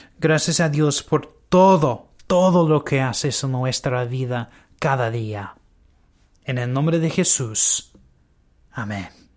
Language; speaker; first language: Spanish; non-native, learner; English